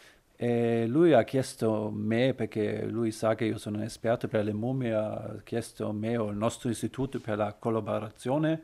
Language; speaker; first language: Italian; non-native, learner; German